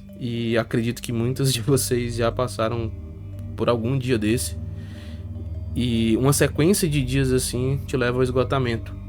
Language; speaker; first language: Portuguese; native; Portuguese